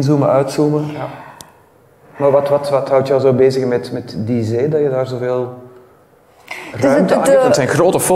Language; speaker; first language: Dutch; native; Dutch